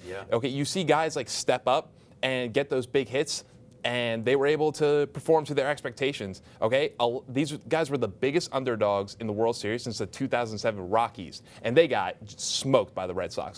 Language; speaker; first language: English; native; English